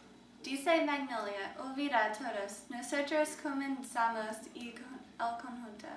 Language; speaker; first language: Spanish; non-native, learner; English